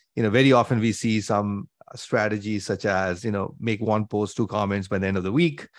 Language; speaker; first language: English; non-native, local second language; Bangla